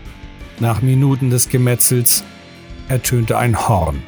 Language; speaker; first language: German; native; German